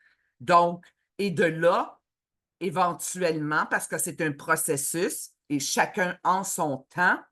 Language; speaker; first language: French; native; French